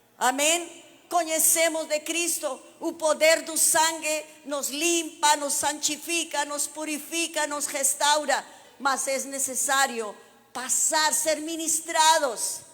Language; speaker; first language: Portuguese; non-native, fluent; Spanish